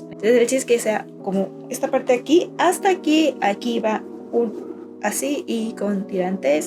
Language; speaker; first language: Spanish; native; Spanish